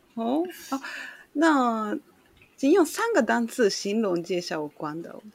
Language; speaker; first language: Chinese; non-native, learner; Japanese